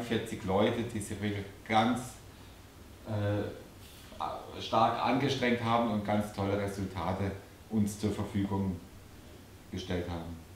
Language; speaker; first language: German; native; German